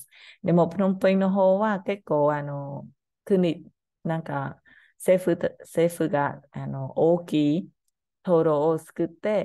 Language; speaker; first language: Japanese; non-native, learner; Khmer